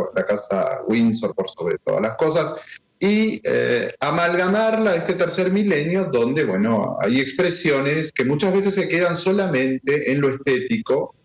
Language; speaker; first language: Spanish; native; Spanish